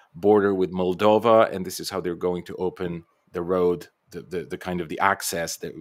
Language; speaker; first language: English; non-native, fluent; Bulgarian